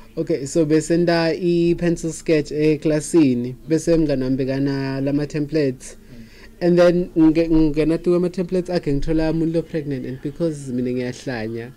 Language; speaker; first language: Zulu; non-native, local second language; Swati